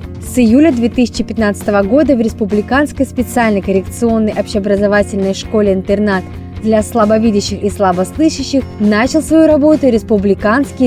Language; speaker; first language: Russian; native; Russian